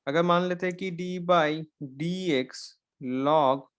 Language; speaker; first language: Hindi; non-native, local second language; Bangla